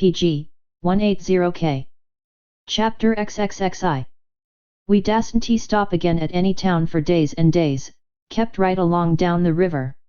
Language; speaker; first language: English; native; English